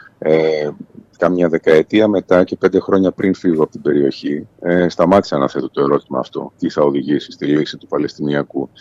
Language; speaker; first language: Greek; native; Greek